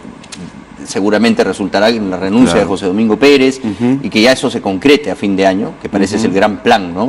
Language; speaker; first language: Spanish; native; Spanish